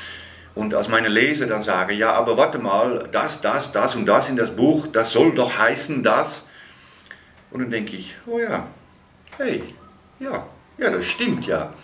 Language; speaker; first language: German; non-native, fluent; Dutch